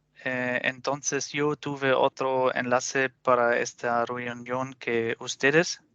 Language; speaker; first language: Spanish; non-native, fluent; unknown